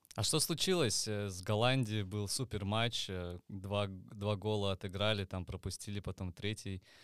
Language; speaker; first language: Russian; native; Russian